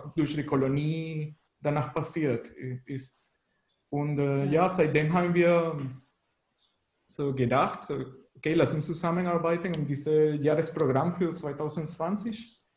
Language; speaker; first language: German; non-native, fluent; Spanish